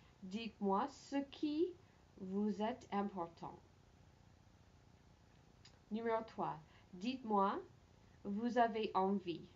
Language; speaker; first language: French; non-native, fluent; English